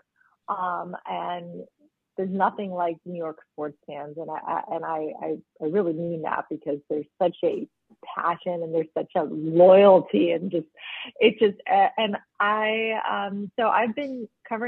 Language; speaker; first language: English; early bilingual, other home language; Spanish